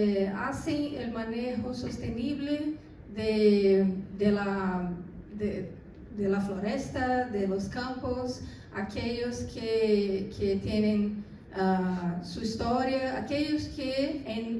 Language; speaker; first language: Spanish; non-native, fluent; Portuguese